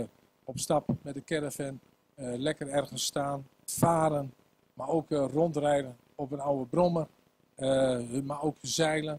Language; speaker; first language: Dutch; native; Dutch